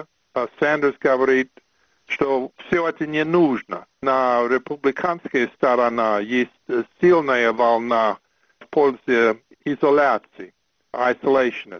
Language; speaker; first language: Russian; non-native, fluent; English